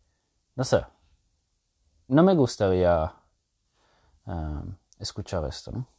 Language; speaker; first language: Spanish; non-native, fluent; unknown